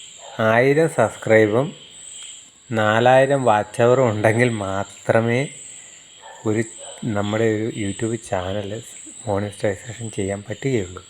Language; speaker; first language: Malayalam; native; Malayalam